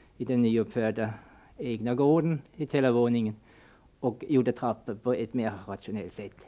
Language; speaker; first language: Swedish; non-native, fluent; German